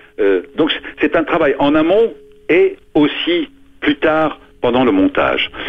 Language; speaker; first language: French; non-native, local second language; Arabic